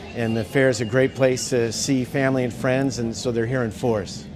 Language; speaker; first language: English; native; English